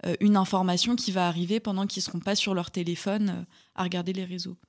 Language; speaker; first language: French; native; French